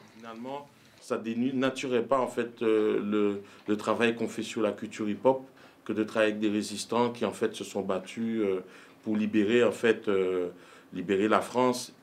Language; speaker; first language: French; native; French